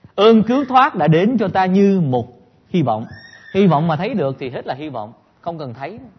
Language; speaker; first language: Vietnamese; native; Vietnamese